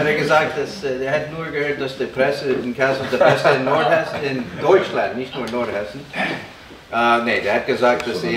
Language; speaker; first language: German; non-native, fluent; English